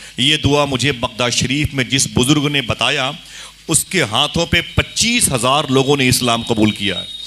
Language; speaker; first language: Hindi; native; Hindi